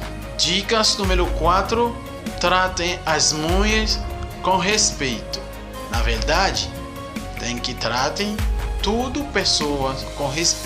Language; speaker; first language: Portuguese; non-native, learner; Haitian Creole